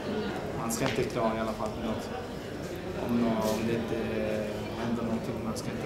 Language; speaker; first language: Swedish; early bilingual, other home language; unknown